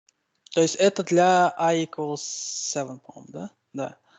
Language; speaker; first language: Russian; native; Russian